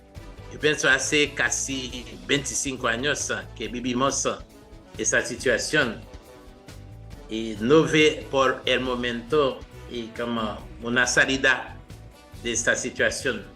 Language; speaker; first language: Spanish; non-native, fluent; Haitian Creole